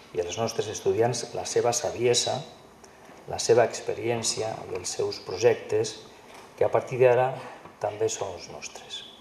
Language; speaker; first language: Catalan; native; Catalan